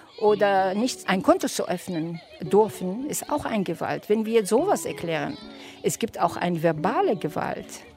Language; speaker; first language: German; non-native, fluent; Arabic